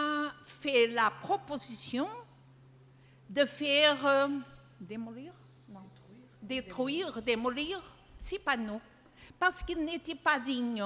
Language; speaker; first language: French; non-native, fluent; Portuguese